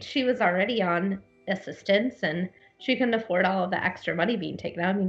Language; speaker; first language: English; native; English